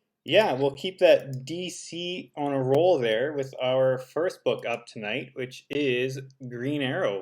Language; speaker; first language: English; native; English